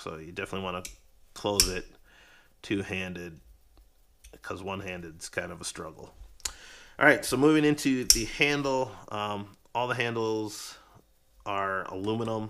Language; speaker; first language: English; native; English